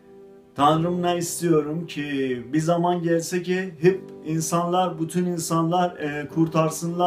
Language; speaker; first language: Turkish; non-native, learner; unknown